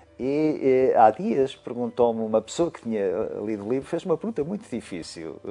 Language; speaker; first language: Portuguese; native; Portuguese